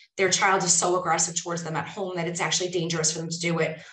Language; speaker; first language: English; native; English